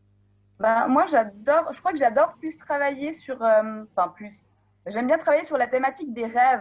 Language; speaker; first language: French; native; French